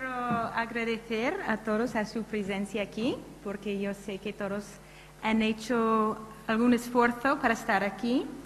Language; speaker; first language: Spanish; non-native, fluent; English